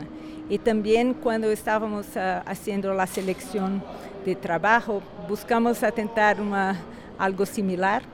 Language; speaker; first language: Spanish; non-native, fluent; Portuguese